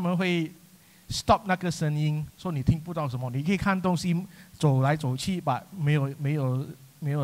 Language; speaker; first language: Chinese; non-native, local second language; English